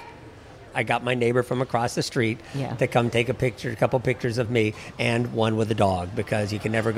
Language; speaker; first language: English; native; English